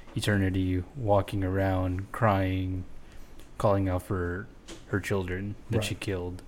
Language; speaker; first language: English; native; English